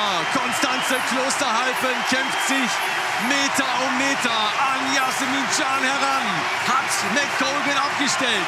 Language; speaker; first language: German; native; German